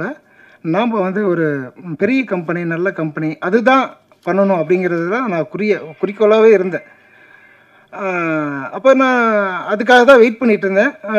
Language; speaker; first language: Tamil; native; Tamil